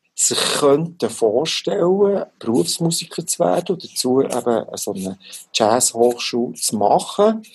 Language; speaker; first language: German; native; German